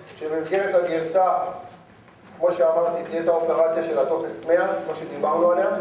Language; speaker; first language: Hebrew; native; Hebrew